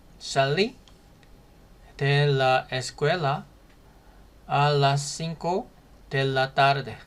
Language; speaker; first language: Spanish; non-native, fluent; Korean